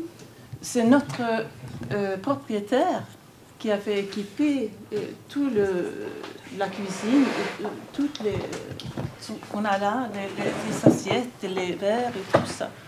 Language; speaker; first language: French; non-native, fluent; Swedish